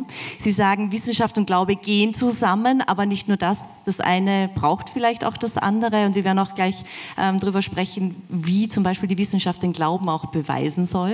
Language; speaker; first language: German; native; German